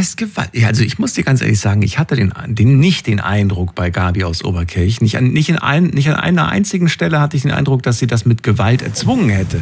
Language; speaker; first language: German; native; German